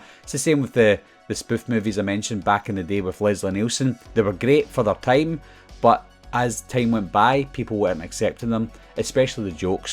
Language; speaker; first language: English; native; English